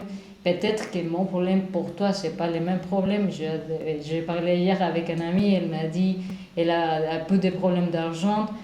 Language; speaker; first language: French; non-native, learner; Spanish